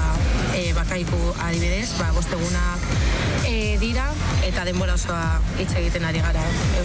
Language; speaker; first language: Basque; non-native, local second language; Spanish